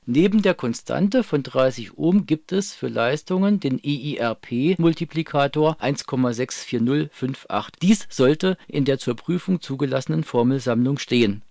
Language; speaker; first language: German; native; German